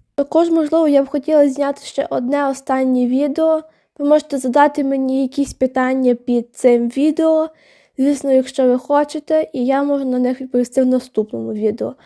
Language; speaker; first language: Ukrainian; non-native, local second language; Russian